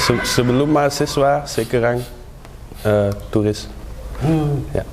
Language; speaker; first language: Indonesian; non-native, learner; Dutch